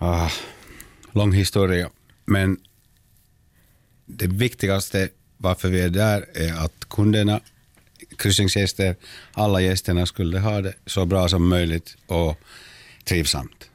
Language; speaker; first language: Swedish; non-native, local second language; Finnish